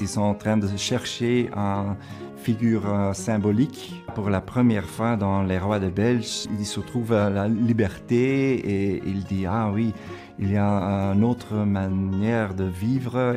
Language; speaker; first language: French; non-native, local second language; Dutch